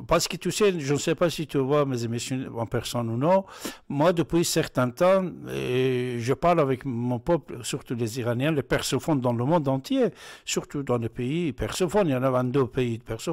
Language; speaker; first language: French; non-native, fluent; Persian